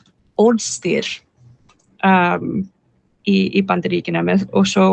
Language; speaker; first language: Icelandic; non-native, learner; English